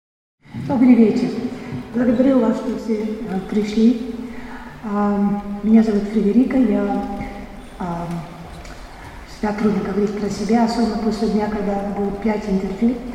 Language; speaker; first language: Russian; non-native, fluent; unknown